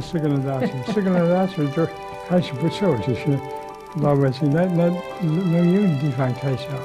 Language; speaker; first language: Chinese; non-native, fluent; English